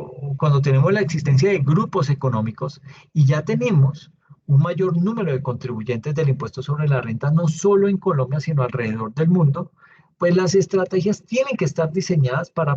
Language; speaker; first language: Spanish; native; Spanish